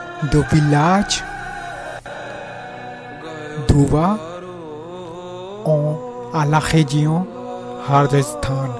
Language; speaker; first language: French; non-native, learner; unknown